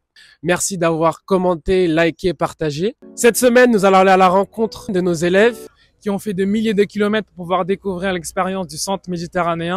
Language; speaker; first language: French; native; French